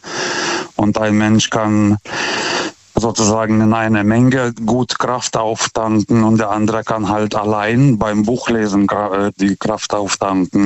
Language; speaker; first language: German; non-native, fluent; Lithuanian